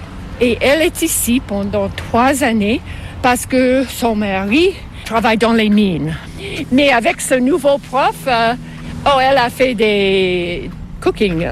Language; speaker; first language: French; non-native, fluent; English